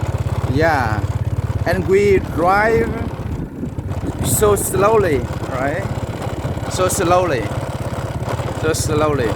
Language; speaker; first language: English; non-native, learner; Vietnamese